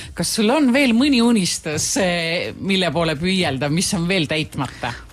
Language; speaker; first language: Estonian; native; Estonian